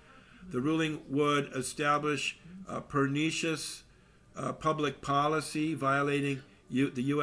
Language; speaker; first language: English; native; English